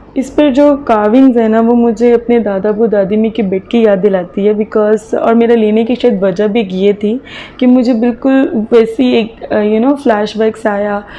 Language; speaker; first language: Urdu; native; Urdu